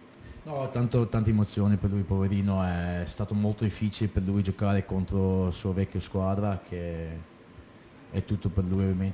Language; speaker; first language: Italian; non-native, fluent; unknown